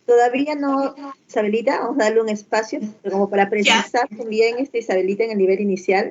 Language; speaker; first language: Spanish; native; Spanish